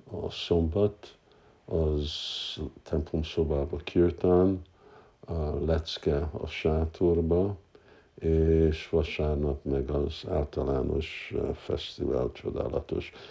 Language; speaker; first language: Hungarian; early bilingual, heritage; Hungarian